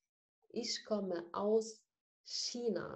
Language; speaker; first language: German; non-native, fluent; Arabic